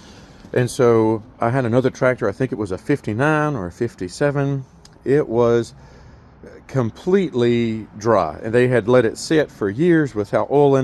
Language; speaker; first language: English; native; English